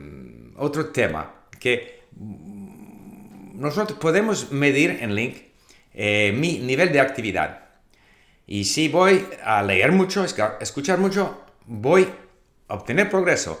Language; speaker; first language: Spanish; non-native, fluent; English